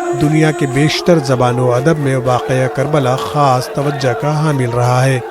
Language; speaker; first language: Urdu; non-native, local second language; Kashmiri